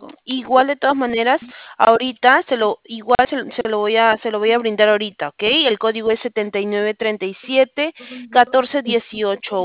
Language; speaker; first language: Spanish; native; Spanish